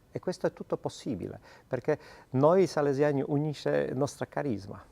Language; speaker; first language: Italian; non-native, fluent; Polish